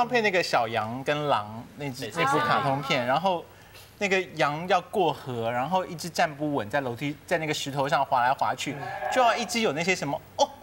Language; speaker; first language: Chinese; native; Chinese